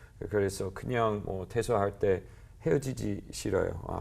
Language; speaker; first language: Korean; non-native, learner; English